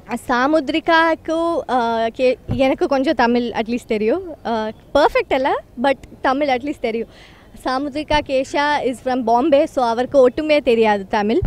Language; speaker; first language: Tamil; non-native, learner; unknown